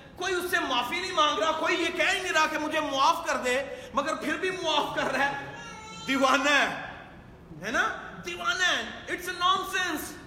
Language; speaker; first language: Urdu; non-native, local second language; Punjabi